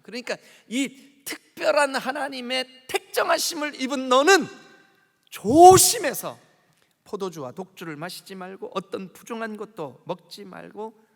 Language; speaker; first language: Korean; native; Korean